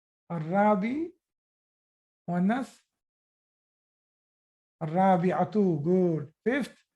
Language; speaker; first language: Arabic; non-native, fluent; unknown